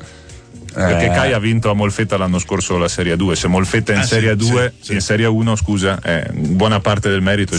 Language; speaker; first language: Italian; native; Italian